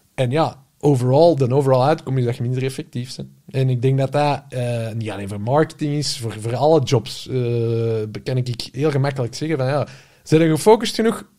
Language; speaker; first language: Dutch; native; Dutch